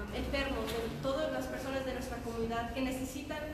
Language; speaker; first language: Spanish; early bilingual, heritage; Spanish